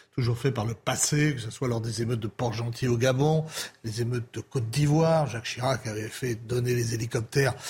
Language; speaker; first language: French; non-native, fluent; English